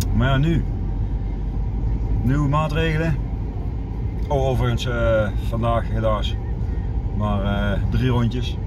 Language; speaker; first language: Dutch; native; Dutch